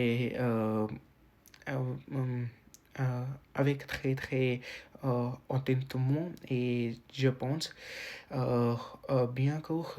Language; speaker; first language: French; non-native, learner; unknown